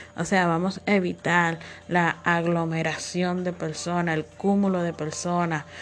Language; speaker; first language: Spanish; native; Spanish